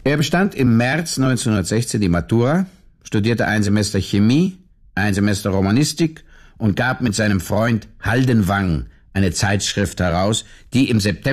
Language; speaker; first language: German; native; German